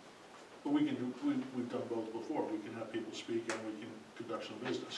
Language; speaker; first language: English; native; English